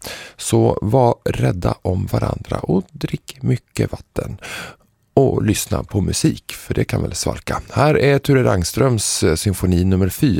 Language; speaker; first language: Swedish; native; Swedish